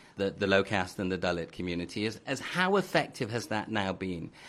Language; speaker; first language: English; native; English